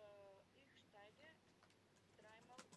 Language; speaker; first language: German; non-native, learner; Macedonian